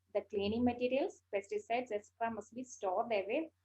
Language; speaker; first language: English; non-native, local second language; Malayalam